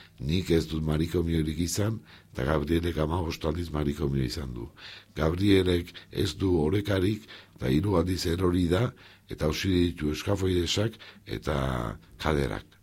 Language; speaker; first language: Basque; native; Basque